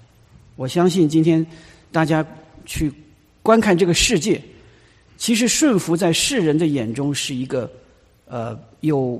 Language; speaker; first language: Chinese; native; Chinese